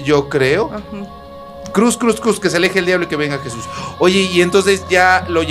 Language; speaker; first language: Spanish; native; Spanish